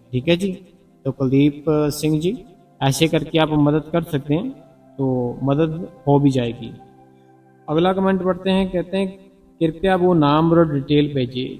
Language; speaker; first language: Hindi; non-native, local second language; Punjabi